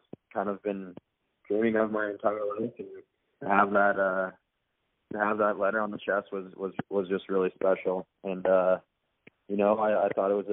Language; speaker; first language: English; native; English